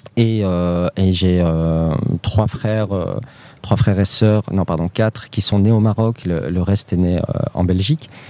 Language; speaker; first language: French; early bilingual, other home language; Riffian